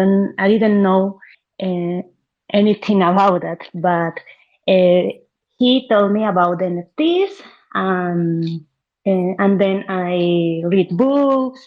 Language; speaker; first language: English; non-native, learner; Spanish